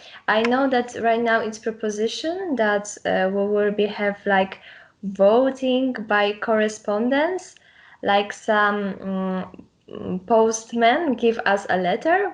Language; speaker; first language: English; non-native, learner; Polish